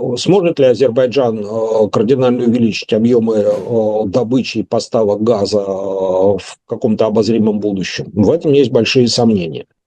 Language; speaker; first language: Russian; native; Russian